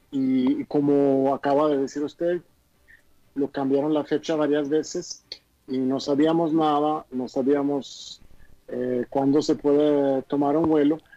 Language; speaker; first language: Spanish; non-native, fluent; Swedish